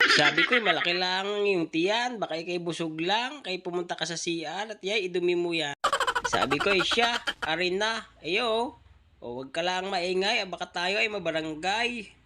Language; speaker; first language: Filipino; native; Filipino